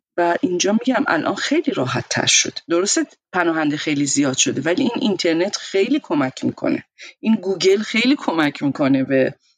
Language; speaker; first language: Persian; native; Persian